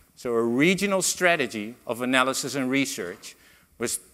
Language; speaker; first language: English; non-native, fluent; Dutch